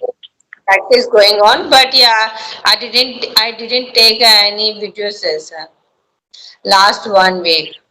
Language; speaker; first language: English; non-native, learner; Hindi